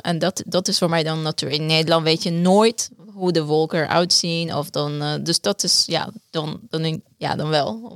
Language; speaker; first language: Dutch; non-native, fluent; Persian